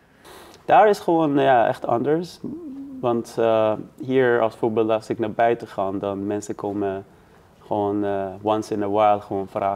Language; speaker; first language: Dutch; non-native, learner; Persian